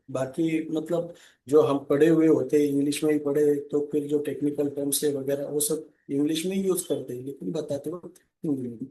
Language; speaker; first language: Hindi; non-native, local second language; Marathi